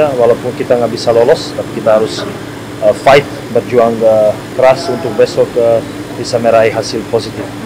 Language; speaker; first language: Indonesian; non-native, fluent; Serbian